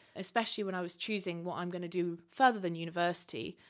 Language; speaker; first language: English; native; English